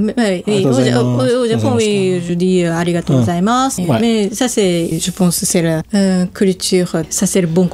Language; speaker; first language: French; non-native, learner; Japanese